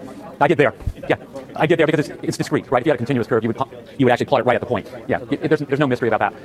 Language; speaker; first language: English; native; English